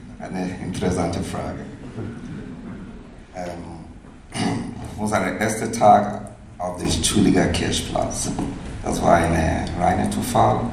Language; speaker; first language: German; non-native, fluent; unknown